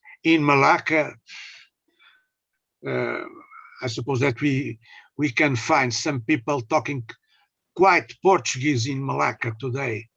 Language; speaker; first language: English; non-native, learner; Portuguese